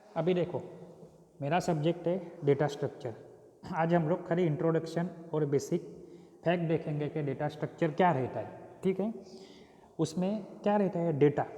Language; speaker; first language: Hindi; non-native, local second language; Marathi